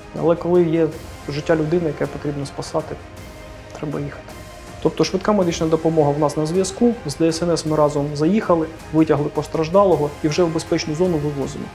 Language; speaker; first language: Ukrainian; non-native, local second language; Russian